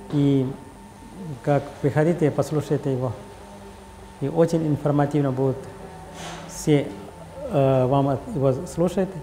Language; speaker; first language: Russian; non-native, learner; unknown